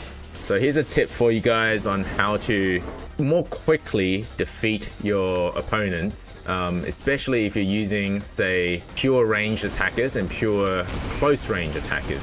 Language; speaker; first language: English; native; English